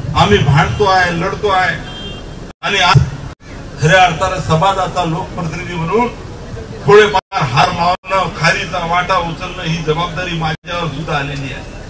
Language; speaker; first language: Marathi; non-native, local second language; Lambadi